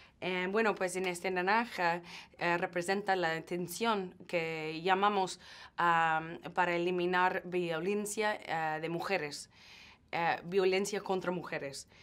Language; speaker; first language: Spanish; non-native, learner; English